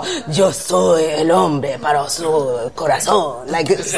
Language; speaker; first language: Spanish; non-native, learner; English